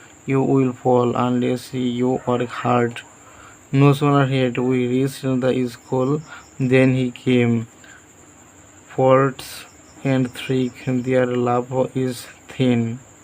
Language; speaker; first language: English; non-native, local second language; Bangla